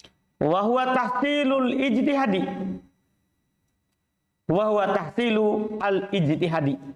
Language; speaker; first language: Arabic; non-native, fluent; Indonesian